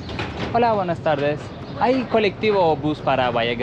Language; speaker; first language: Spanish; non-native, learner; Turkish